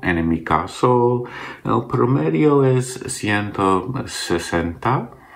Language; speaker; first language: Spanish; non-native, learner; English